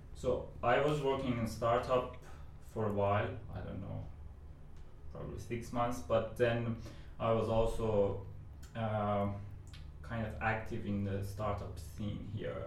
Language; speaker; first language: English; non-native, fluent; Persian